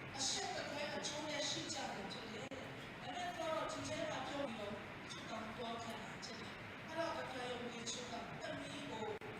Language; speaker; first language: Burmese; non-native, local second language; Tedim Chin